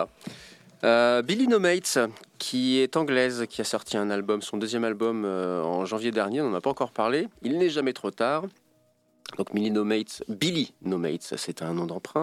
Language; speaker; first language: French; native; French